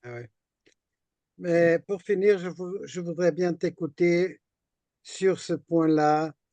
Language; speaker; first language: French; non-native, fluent; Portuguese